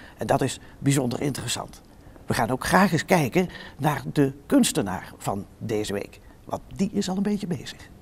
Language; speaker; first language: Dutch; native; Dutch